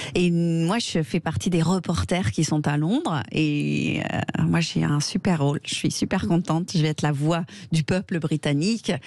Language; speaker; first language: French; non-native, fluent; English